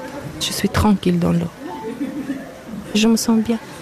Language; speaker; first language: French; non-native, learner; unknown